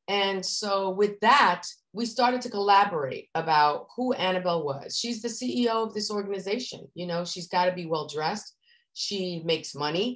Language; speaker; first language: English; native; English